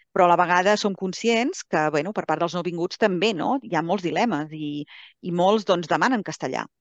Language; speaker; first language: Catalan; native; Catalan